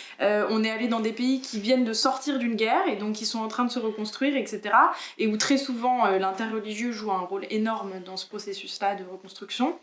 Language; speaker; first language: French; native; French